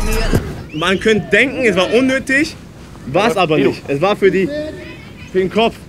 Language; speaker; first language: German; native; German